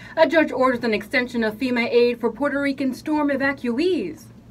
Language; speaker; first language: English; early bilingual, other home language; Spanish